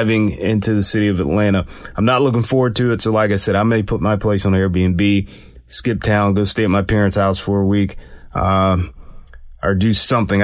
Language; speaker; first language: English; native; English